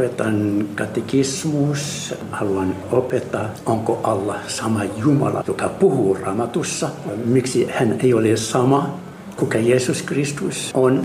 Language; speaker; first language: Finnish; non-native, learner; Arabic